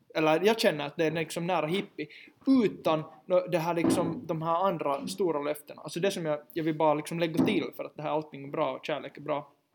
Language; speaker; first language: Swedish; native; Swedish